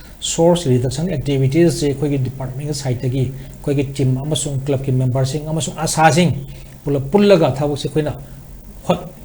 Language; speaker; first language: Manipuri; native; Manipuri